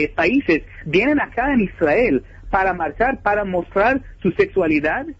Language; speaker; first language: Spanish; non-native, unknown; Hebrew